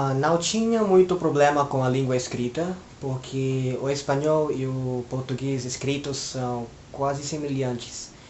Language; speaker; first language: Portuguese; non-native, fluent; Filipino